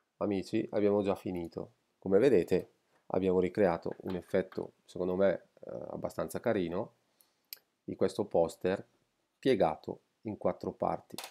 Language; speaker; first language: Italian; native; Italian